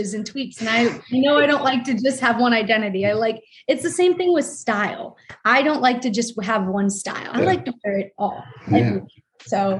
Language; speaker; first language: English; native; English